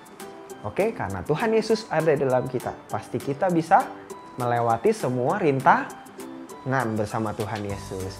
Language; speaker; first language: Indonesian; native; Indonesian